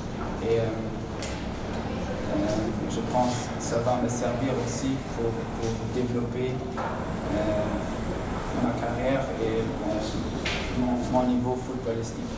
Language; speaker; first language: French; non-native, local second language; Luxembourgish